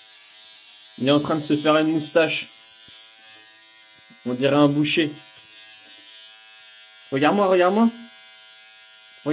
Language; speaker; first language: French; native; French